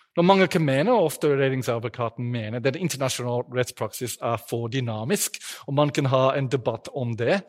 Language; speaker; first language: Norwegian; non-native, fluent; English